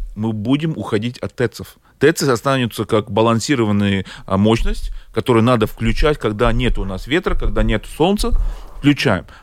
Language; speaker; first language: Russian; non-native, local second language; Latvian